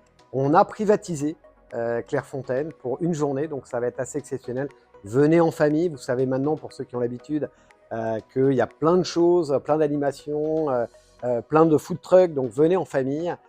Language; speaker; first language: French; native; French